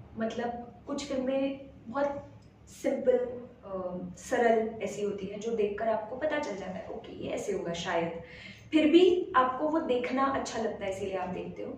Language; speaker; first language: Hindi; non-native, local second language; Marathi